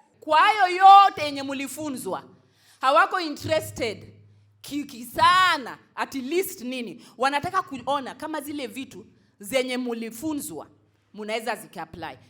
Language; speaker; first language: Swahili; non-native, local second language; Luo (Kenya and Tanzania)